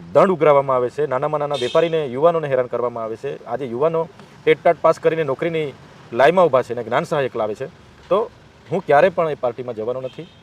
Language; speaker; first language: Gujarati; non-native, local second language; Vasavi